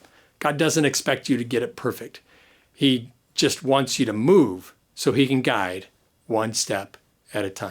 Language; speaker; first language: English; native; English